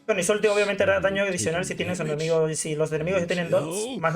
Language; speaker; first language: Spanish; native; Spanish